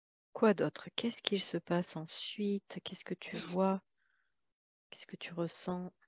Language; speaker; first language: French; native; French